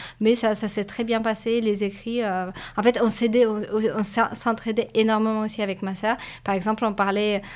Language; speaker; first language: French; non-native, fluent; Russian